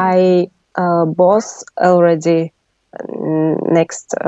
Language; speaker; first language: English; non-native, learner; Russian